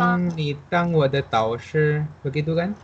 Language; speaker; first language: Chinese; non-native, learner; Indonesian